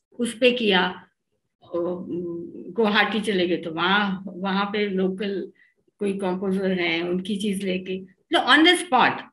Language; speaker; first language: Hindi; native; Hindi